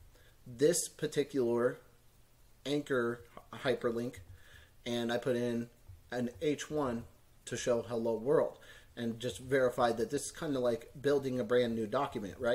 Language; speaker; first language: English; native; English